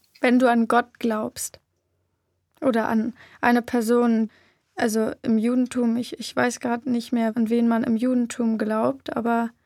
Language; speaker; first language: German; native; German